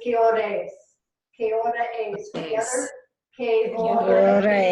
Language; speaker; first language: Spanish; non-native, fluent; English